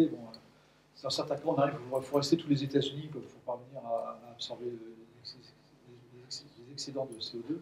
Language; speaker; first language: French; native; French